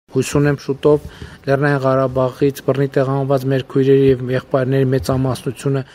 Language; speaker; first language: Armenian; native; Armenian